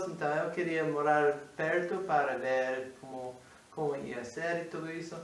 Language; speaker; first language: Portuguese; non-native, fluent; English